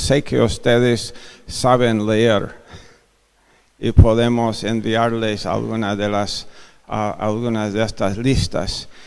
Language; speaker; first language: Spanish; non-native, fluent; English